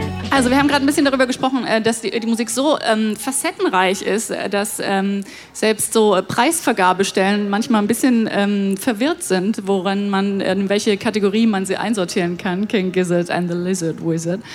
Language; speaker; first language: German; native; German